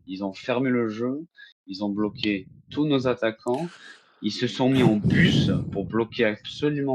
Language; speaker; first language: French; native; French